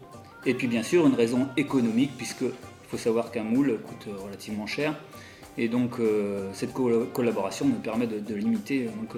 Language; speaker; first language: French; native; French